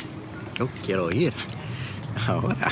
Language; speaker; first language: Spanish; non-native, learner; English